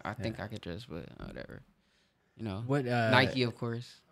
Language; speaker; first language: English; native; English